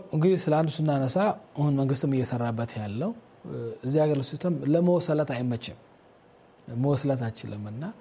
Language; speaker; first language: Amharic; non-native, local second language; Somali